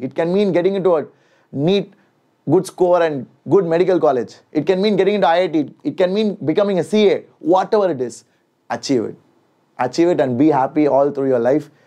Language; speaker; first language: English; non-native, local second language; Tamil